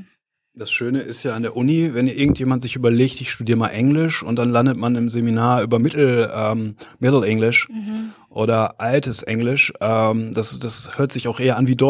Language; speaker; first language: German; native; German